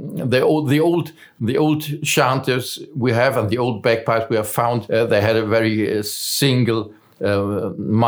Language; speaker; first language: English; non-native, fluent; German